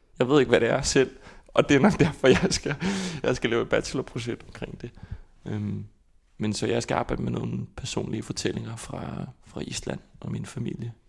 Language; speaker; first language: Danish; non-native, fluent; Icelandic